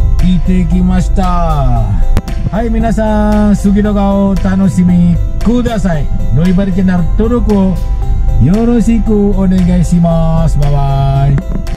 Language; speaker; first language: Japanese; non-native, fluent; Indonesian